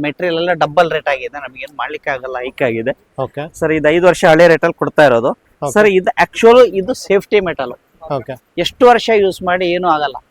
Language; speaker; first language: Kannada; native; Kannada